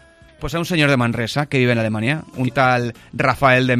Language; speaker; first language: Spanish; native; Spanish